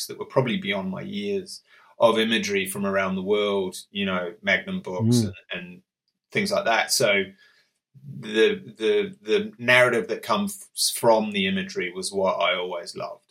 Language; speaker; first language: English; native; English